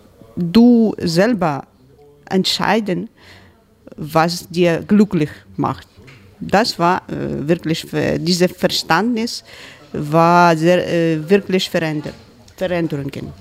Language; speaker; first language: German; non-native, learner; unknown